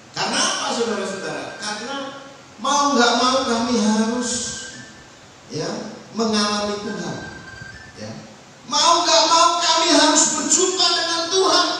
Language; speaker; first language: Indonesian; non-native, local second language; Javanese